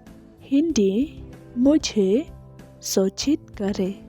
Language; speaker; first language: Hindi; non-native, local second language; Khasi